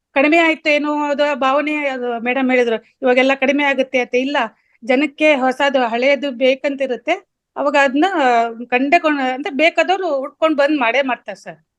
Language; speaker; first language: Kannada; native; Kannada